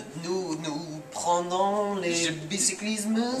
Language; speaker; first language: French; non-native, learner; English